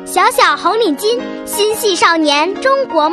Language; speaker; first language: Chinese; non-native, local second language; Korean